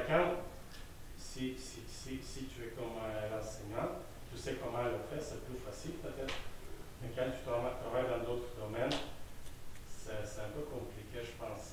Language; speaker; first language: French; non-native, fluent; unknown